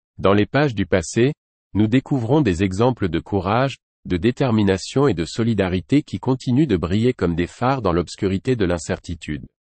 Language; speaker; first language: French; non-native, local second language; Haitian Creole